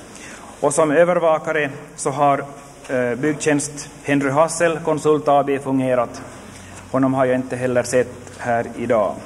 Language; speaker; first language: Swedish; native; Swedish